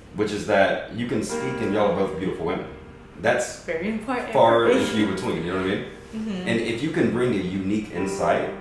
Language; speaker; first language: English; native; English